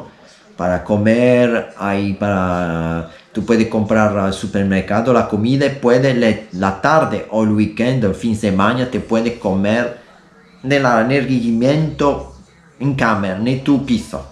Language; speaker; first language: Spanish; non-native, learner; Italian